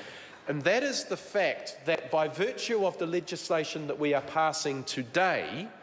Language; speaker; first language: English; native; English